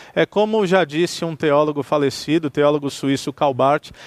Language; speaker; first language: Portuguese; native; Portuguese